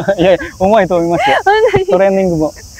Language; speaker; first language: Japanese; non-native, fluent; Indonesian